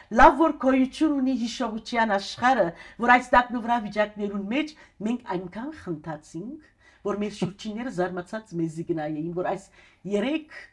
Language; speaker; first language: Armenian; early bilingual, heritage; Armenian